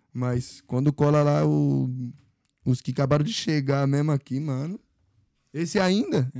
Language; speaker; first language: Portuguese; native; Portuguese